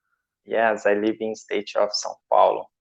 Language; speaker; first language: English; non-native, learner; Portuguese